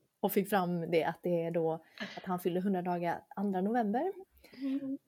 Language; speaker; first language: Swedish; early bilingual, other home language; Chinese